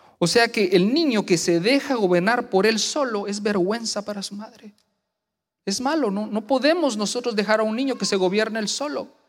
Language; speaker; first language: Spanish; native; Spanish